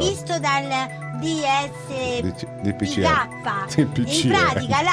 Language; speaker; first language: Italian; native; Italian